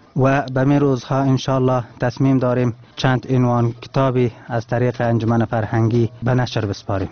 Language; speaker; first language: Persian; non-native, local second language; Turkmen